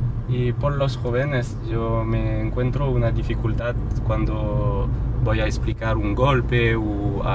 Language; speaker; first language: Spanish; non-native, learner; French